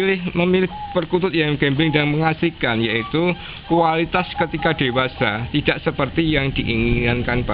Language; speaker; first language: Indonesian; non-native, local second language; Javanese